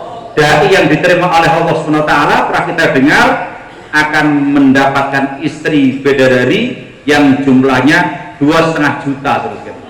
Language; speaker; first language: Indonesian; non-native, local second language; Javanese